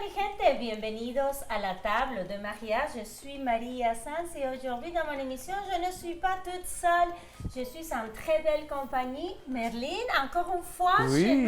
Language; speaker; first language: French; non-native, fluent; Spanish